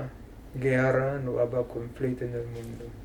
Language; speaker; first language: Spanish; non-native, fluent; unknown